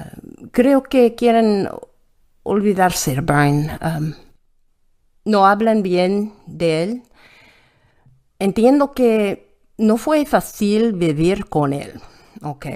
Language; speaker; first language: Spanish; non-native, learner; English